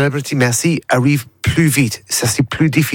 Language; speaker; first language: French; non-native, learner; English